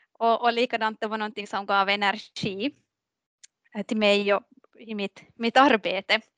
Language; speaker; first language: Swedish; native; Swedish